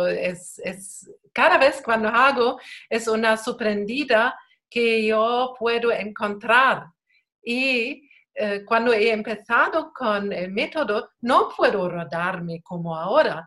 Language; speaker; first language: Spanish; non-native, learner; German